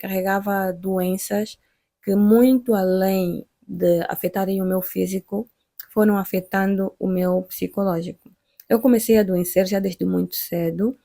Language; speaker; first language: Portuguese; native; Portuguese